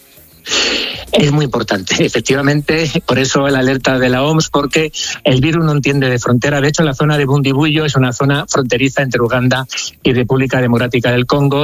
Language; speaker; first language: Spanish; native; Spanish